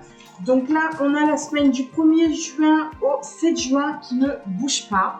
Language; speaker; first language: French; native; French